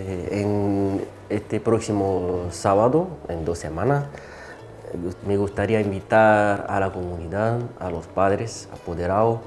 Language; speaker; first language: Spanish; non-native, fluent; French